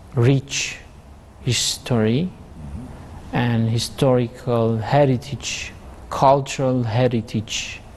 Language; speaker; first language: English; non-native, fluent; Armenian